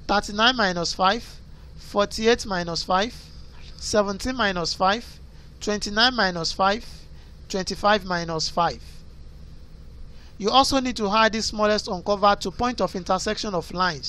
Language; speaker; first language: English; non-native, local second language; Yoruba